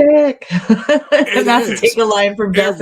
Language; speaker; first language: English; native; English